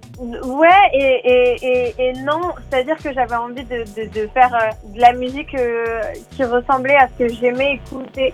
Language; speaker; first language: French; native; French